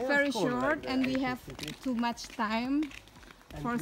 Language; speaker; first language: English; non-native, learner; Indonesian